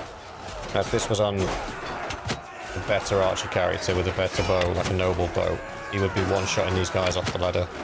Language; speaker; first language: English; native; English